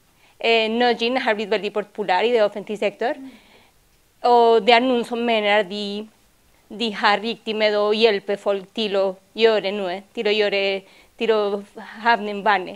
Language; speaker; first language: Norwegian; non-native, fluent; Spanish